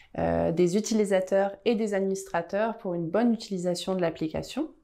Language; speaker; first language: French; native; French